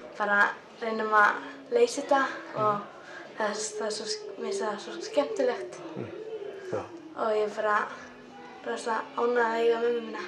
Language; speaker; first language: Icelandic; non-native, local second language; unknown